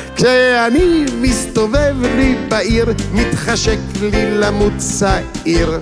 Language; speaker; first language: Hebrew; native; Hebrew